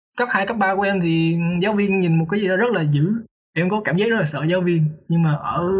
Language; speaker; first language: Vietnamese; native; Vietnamese